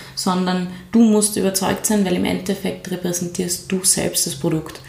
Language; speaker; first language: German; native; German